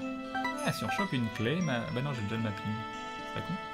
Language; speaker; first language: French; native; French